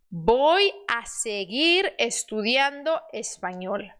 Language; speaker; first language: Spanish; non-native, fluent; Portuguese